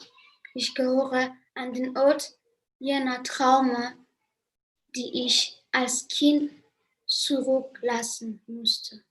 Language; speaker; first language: German; non-native, learner; Persian